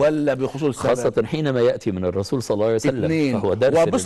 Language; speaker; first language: Arabic; native; Arabic